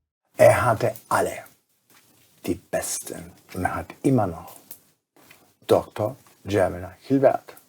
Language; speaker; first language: German; non-native, fluent; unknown